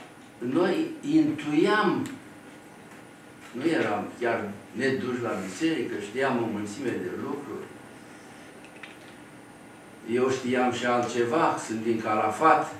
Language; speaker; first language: Romanian; native; Romanian